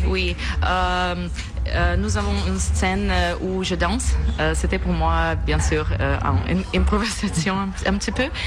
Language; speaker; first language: French; non-native, learner; Russian